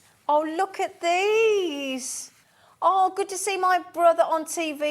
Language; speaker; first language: English; native; English